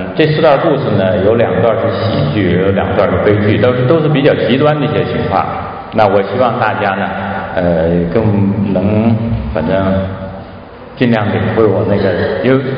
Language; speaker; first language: Chinese; native; Chinese